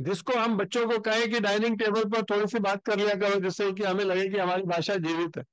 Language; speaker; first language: Hindi; native; Hindi